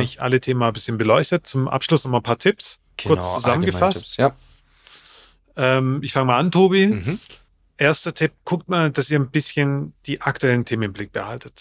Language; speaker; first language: German; native; German